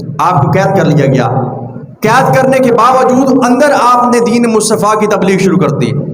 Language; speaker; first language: Urdu; non-native, local second language; Punjabi